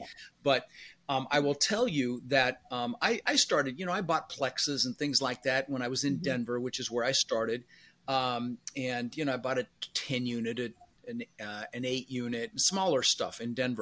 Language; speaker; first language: English; early bilingual, other home language; Dutch